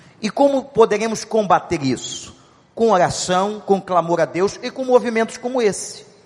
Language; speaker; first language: Portuguese; native; Portuguese